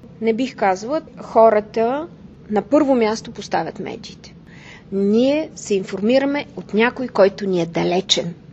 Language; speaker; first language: Bulgarian; native; Bulgarian